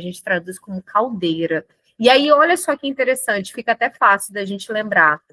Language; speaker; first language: Portuguese; native; Portuguese